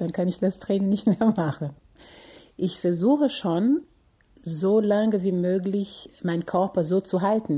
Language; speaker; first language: German; non-native, fluent; Portuguese